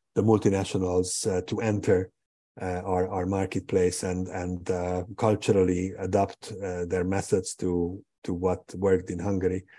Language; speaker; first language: English; non-native, fluent; Hungarian